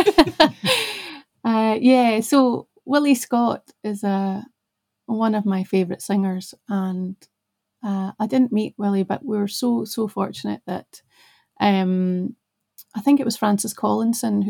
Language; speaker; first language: English; native; English